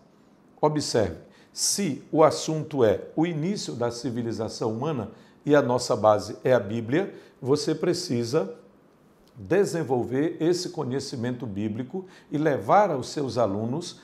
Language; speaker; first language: Portuguese; native; Portuguese